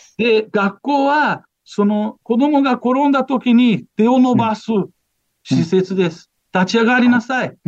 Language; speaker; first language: Japanese; non-native, fluent; Portuguese